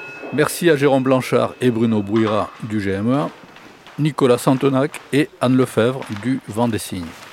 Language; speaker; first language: French; native; French